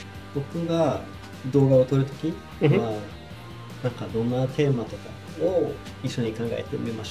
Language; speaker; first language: Japanese; non-native, fluent; Swedish